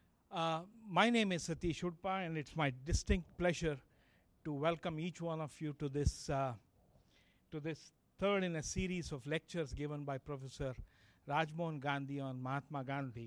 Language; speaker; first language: English; non-native, local second language; Kannada